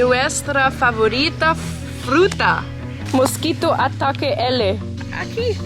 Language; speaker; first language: Spanish; non-native, learner; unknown